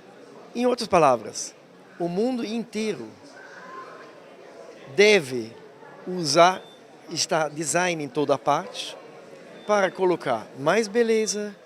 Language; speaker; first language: Portuguese; non-native, fluent; German